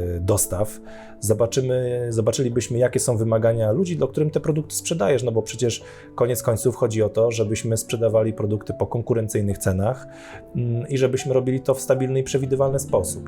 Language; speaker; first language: Polish; native; Polish